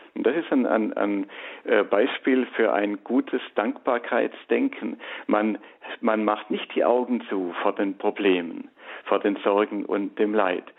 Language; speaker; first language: German; native; German